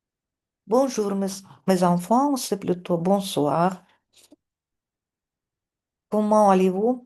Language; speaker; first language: French; non-native, fluent; Russian